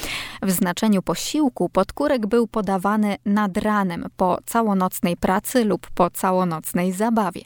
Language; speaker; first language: Polish; native; Polish